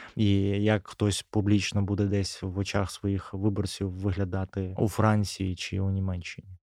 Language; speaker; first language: Ukrainian; native; Ukrainian